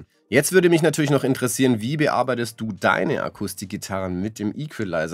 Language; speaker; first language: German; native; German